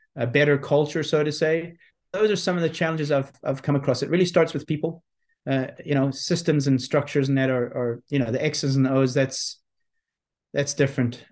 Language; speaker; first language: English; native; English